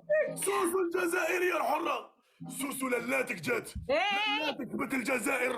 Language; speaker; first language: Arabic; native; Arabic